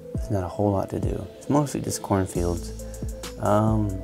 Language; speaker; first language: English; native; English